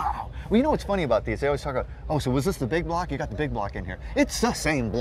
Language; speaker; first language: English; native; English